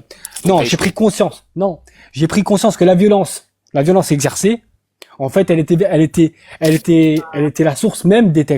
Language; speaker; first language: French; native; French